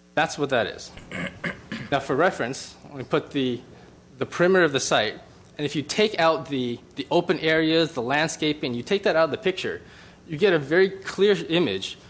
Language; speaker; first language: English; native; English